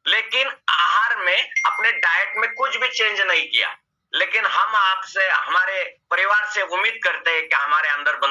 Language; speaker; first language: Hindi; non-native, local second language; Marathi